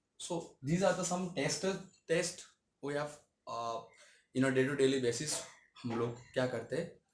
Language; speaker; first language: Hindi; non-native, local second language; Bangla